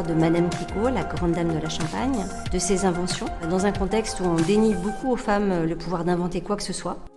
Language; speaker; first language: French; native; French